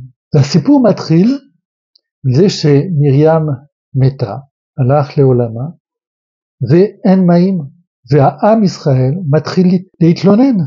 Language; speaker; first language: Hebrew; non-native, fluent; French